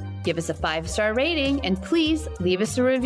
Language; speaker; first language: English; native; English